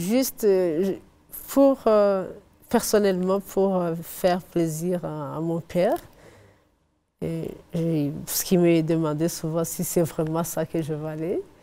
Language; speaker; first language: French; non-native, fluent; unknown